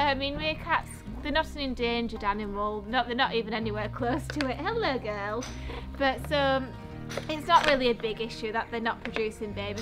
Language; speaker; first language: English; native; English